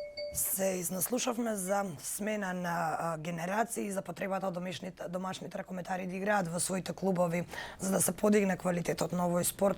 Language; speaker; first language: Macedonian; native; Macedonian